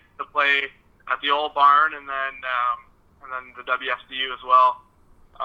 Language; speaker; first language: English; non-native, fluent; French